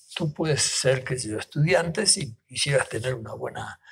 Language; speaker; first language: Spanish; native; Spanish